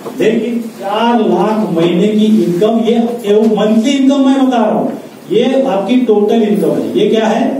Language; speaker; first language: Hindi; non-native, local second language; Marathi